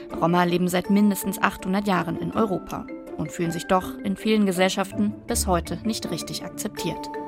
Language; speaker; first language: German; native; German